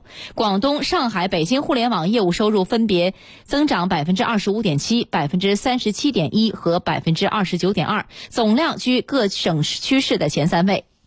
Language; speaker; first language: Chinese; native; Chinese